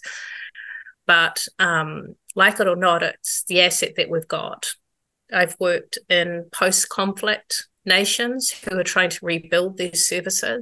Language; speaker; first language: English; native; English